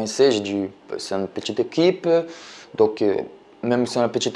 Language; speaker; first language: French; non-native, learner; Portuguese